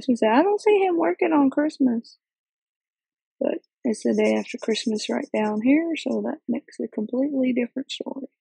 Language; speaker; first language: English; native; English